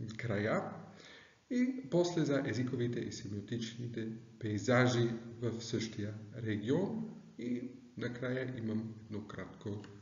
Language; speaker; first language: Bulgarian; non-native, fluent; German